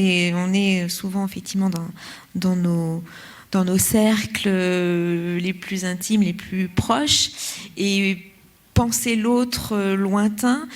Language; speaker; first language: French; native; French